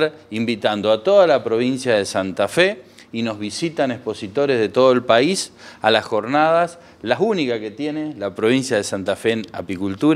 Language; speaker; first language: Spanish; native; Spanish